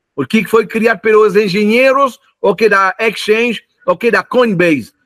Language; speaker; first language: Portuguese; non-native, fluent; French